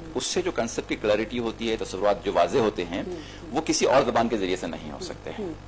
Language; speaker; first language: Urdu; native; Urdu